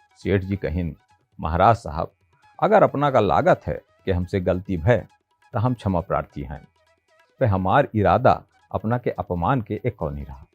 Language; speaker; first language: Hindi; native; Hindi